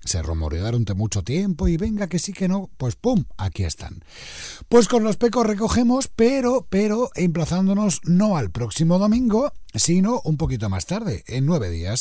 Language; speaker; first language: Spanish; native; Spanish